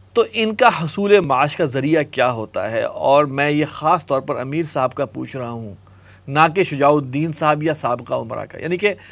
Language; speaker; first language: Urdu; native; Urdu